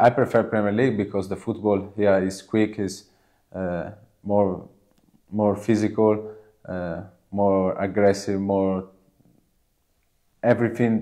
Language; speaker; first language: English; non-native, learner; Italian